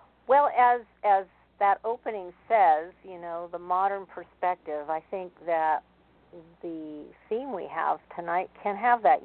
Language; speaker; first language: English; native; English